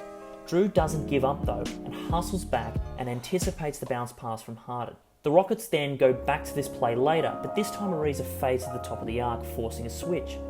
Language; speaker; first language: English; native; English